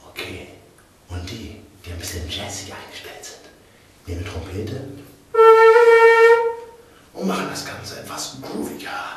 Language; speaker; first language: German; native; German